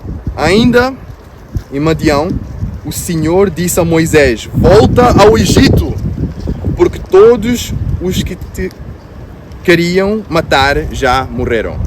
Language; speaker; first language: Portuguese; non-native, fluent; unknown